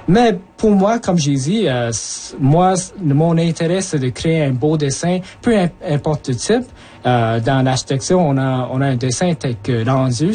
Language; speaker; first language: French; early bilingual, other home language; Japanese